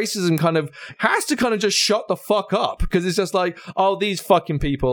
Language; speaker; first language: English; native; English